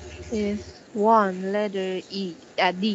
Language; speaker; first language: English; non-native, learner; Vietnamese